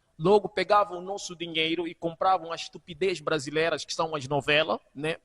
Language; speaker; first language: Portuguese; native; Portuguese